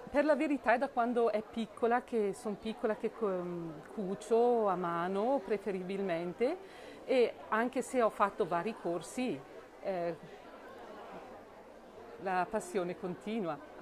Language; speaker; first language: Italian; native; Italian